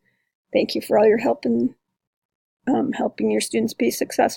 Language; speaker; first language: English; native; English